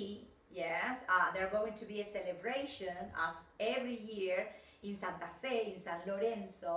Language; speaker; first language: English; non-native, fluent; Spanish